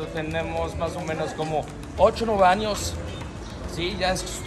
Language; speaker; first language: Spanish; non-native, fluent; Arabic